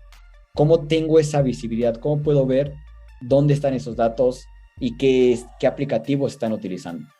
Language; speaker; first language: Spanish; native; Spanish